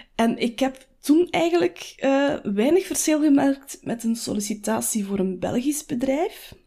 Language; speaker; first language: Dutch; native; Dutch